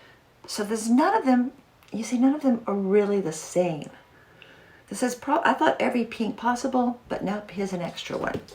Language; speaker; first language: English; native; English